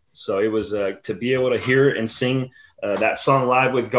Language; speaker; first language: English; native; English